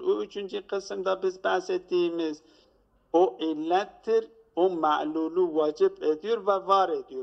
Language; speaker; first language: Turkish; native; Turkish